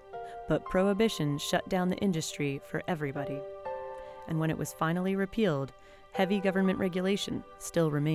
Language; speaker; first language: English; native; English